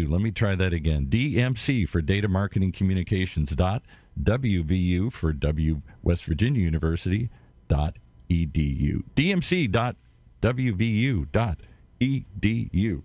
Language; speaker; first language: English; native; English